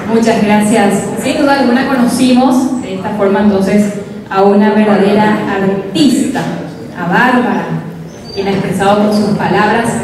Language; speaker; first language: Spanish; native; Spanish